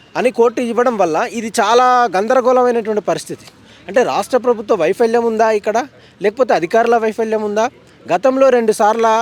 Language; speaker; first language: Telugu; native; Telugu